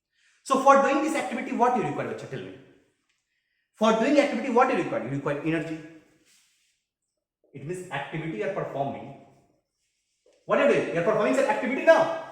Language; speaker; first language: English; non-native, local second language; Hindi